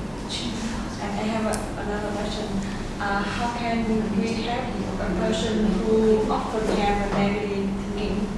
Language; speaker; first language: English; non-native, learner; Vietnamese